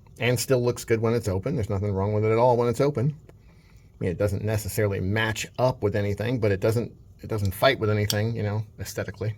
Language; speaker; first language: English; native; English